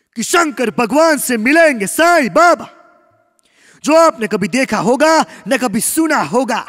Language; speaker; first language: Hindi; non-native, local second language; Gujarati